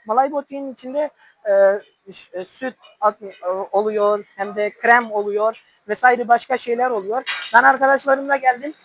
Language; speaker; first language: Turkish; non-native, fluent; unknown